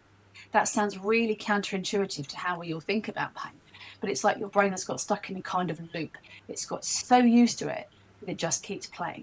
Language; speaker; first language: English; native; English